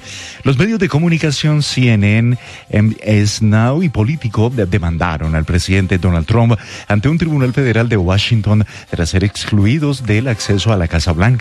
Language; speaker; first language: Spanish; native; Spanish